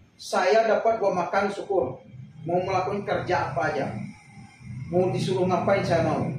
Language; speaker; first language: Indonesian; non-native, local second language; Minangkabau